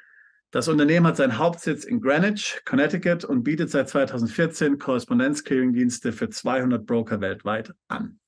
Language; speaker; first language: German; native; German